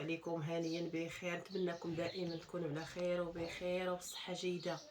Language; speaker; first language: Arabic; native; Arabic